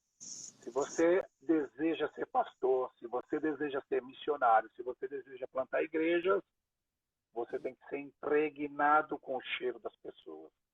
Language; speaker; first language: Portuguese; native; Portuguese